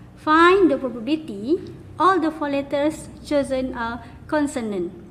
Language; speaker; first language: English; non-native, local second language; Malay